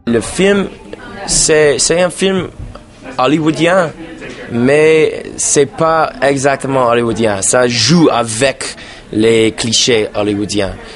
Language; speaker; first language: French; non-native, fluent; English